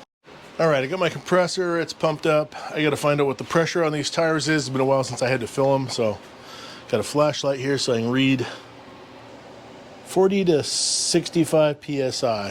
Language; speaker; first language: English; native; English